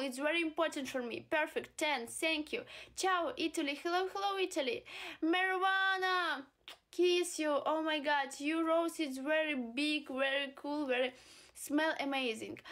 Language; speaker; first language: English; non-native, learner; Russian